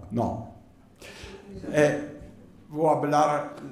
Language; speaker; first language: Spanish; non-native, learner; Italian